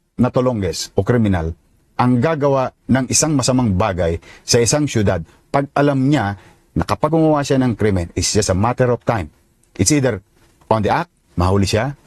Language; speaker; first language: Filipino; native; Filipino